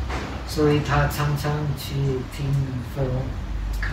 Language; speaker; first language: Chinese; non-native, fluent; Czech